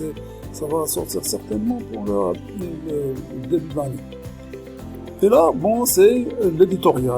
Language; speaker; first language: French; non-native, local second language; Arabic